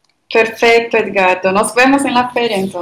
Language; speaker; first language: Spanish; non-native, fluent; Portuguese